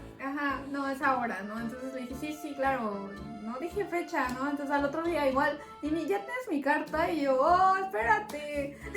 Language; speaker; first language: Spanish; native; Spanish